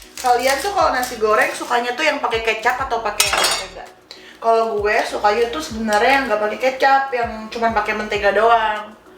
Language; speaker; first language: Indonesian; native; Indonesian